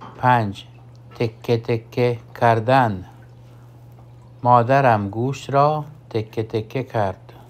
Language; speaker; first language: Persian; non-native, fluent; Urdu